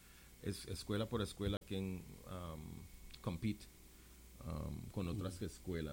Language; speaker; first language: Spanish; non-native, local second language; English